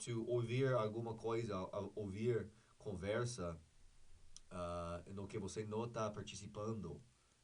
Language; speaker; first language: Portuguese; non-native, fluent; English